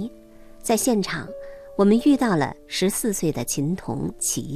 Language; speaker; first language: Chinese; native; Chinese